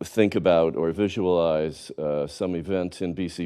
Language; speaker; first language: English; native; English